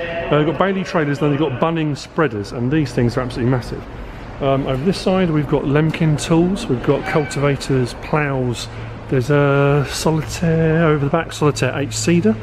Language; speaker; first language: English; native; English